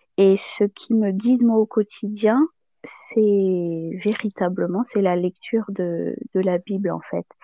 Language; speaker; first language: French; non-native, local second language; Malagasy